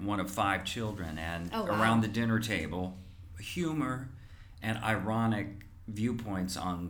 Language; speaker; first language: English; native; English